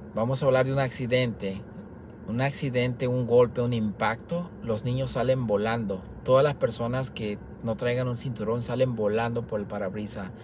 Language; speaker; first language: Spanish; native; Spanish